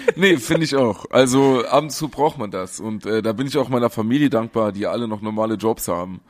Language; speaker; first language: German; native; German